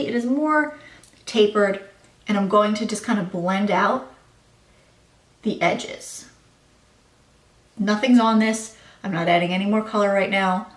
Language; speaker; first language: English; native; English